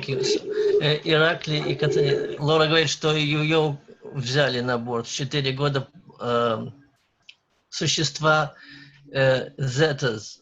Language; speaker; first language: Russian; native; Russian